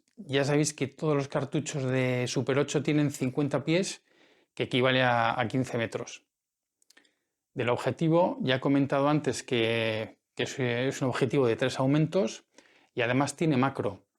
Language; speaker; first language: Spanish; native; Spanish